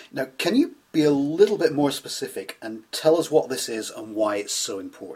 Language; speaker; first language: English; native; English